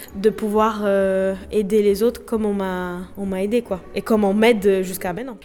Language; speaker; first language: French; non-native, fluent; Portuguese